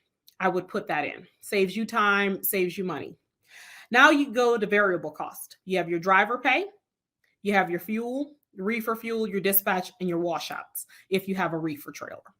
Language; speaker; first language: English; native; English